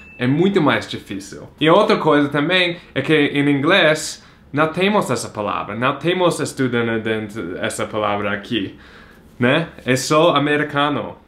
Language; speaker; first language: Portuguese; non-native, fluent; English